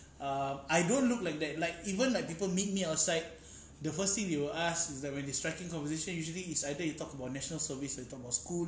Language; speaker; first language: English; native; English